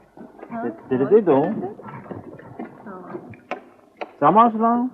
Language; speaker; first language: French; non-native, local second language; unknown